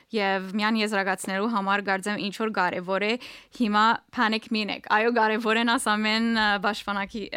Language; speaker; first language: Armenian; early bilingual, heritage; Armenian